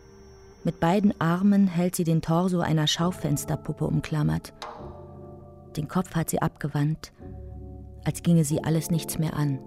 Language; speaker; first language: German; native; German